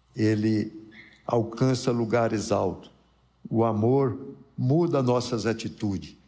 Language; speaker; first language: Portuguese; native; Portuguese